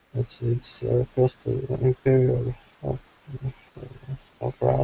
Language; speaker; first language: English; non-native, learner; Russian